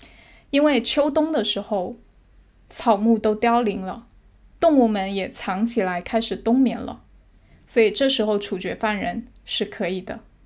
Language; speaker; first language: Chinese; native; Chinese